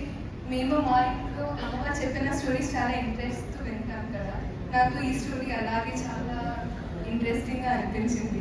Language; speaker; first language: Telugu; non-native, fluent; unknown